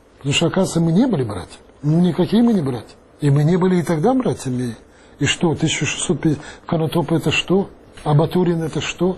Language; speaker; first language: Russian; non-native, local second language; Ukrainian